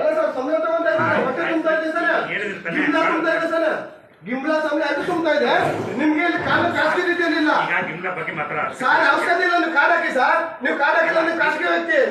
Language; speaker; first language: Kannada; native; Kannada